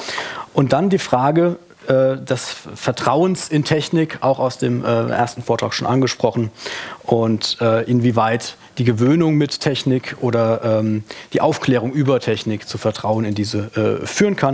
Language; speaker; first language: German; native; German